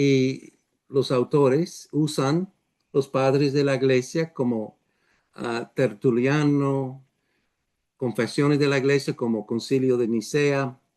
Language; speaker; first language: Spanish; non-native, fluent; English